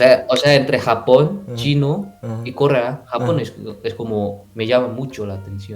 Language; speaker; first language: Spanish; non-native, fluent; Indonesian